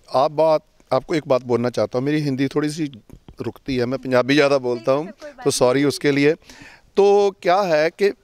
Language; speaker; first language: Hindi; non-native, local second language; Punjabi